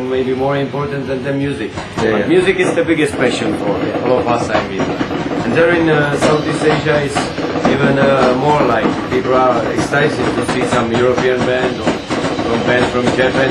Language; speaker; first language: English; non-native, learner; Polish